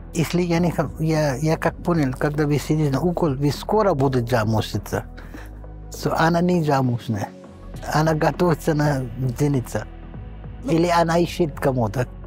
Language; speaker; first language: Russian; non-native, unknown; Hindi